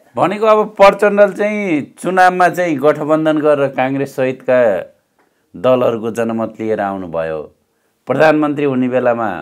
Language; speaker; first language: Nepali; native; Nepali